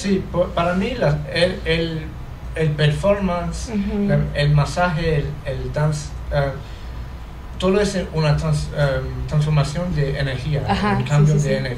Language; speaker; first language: Spanish; non-native, learner; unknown